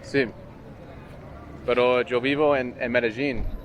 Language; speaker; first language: Spanish; non-native, learner; English